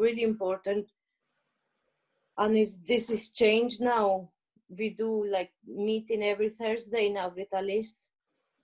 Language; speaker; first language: English; non-native, learner; Albanian